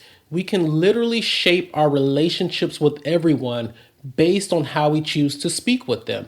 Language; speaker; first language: English; native; English